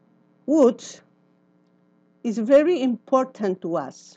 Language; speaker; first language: English; non-native, learner; Spanish